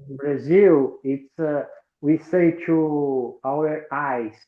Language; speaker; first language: English; non-native, learner; Portuguese